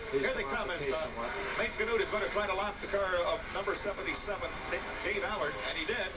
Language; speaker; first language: English; native; English